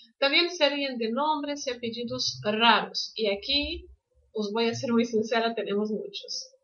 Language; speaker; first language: Spanish; non-native, fluent; Portuguese